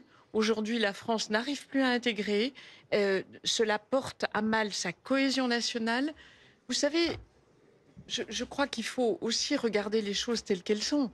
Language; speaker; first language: French; native; French